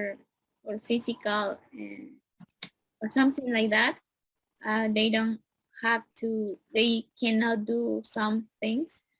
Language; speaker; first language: English; non-native, learner; Spanish